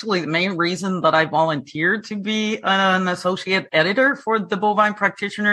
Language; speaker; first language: English; non-native, fluent; Spanish